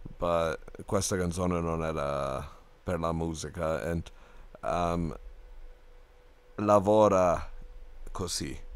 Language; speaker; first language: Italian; non-native, learner; English